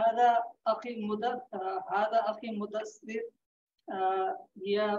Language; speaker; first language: Arabic; non-native, learner; Urdu